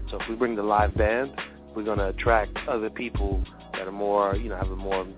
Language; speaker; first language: English; early bilingual, other home language; French